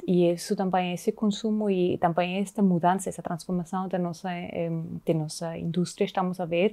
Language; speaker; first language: Portuguese; non-native, fluent; German